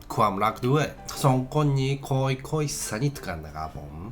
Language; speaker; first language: Thai; non-native, learner; Japanese